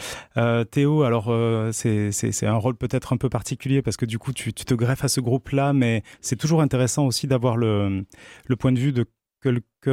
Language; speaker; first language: French; native; French